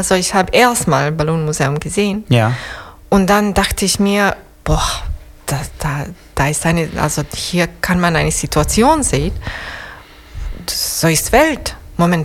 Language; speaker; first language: German; non-native, fluent; Serbian